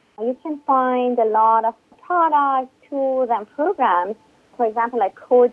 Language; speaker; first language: English; non-native, fluent; Persian